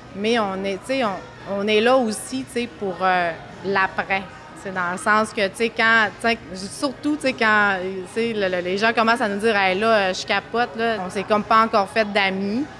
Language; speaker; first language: French; native; French